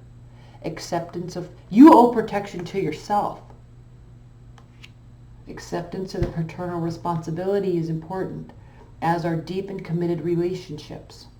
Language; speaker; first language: English; native; English